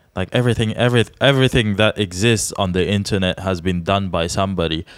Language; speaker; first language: English; non-native, fluent; Czech